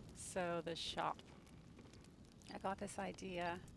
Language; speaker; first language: English; native; English